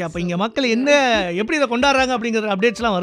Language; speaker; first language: Tamil; native; Tamil